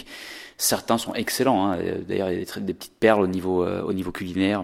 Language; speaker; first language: French; native; French